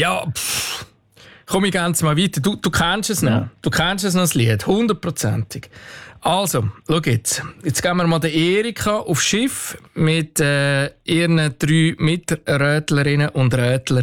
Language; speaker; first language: German; native; German